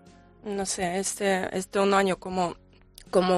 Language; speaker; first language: Spanish; non-native, learner; Ukrainian